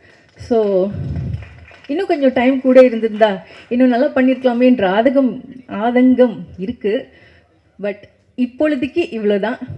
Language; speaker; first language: Tamil; native; Tamil